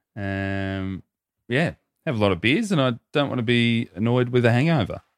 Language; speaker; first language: English; native; English